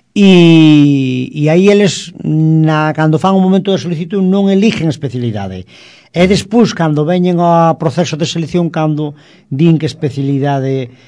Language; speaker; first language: Galician; non-native, local second language; Spanish